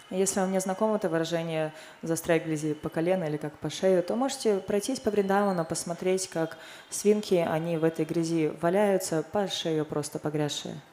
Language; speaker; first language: Russian; native; Russian